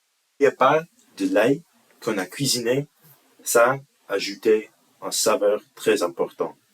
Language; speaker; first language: French; non-native, learner; English